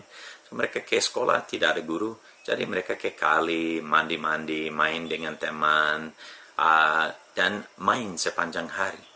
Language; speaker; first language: Indonesian; non-native, fluent; English